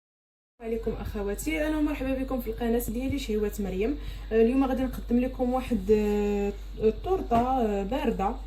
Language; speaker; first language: Arabic; native; Arabic